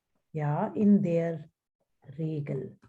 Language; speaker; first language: German; non-native, fluent; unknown